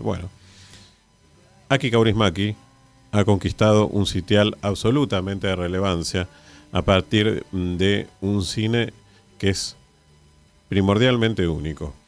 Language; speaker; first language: Spanish; native; Spanish